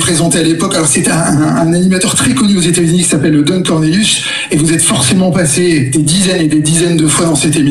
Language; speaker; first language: French; native; French